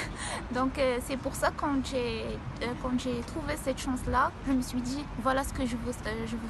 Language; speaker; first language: French; non-native, local second language; Arabic